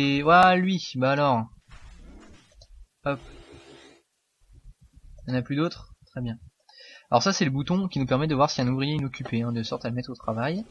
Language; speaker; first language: French; native; French